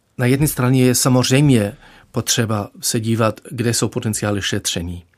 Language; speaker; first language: Czech; non-native, fluent; German